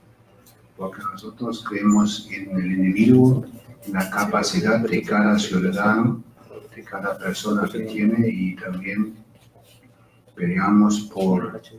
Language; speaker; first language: Spanish; non-native, fluent; German